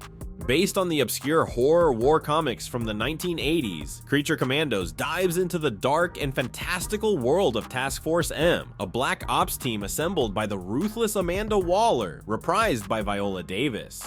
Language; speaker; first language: English; native; English